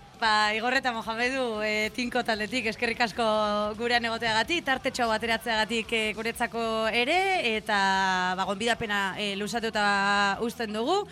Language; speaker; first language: Basque; non-native, local second language; Spanish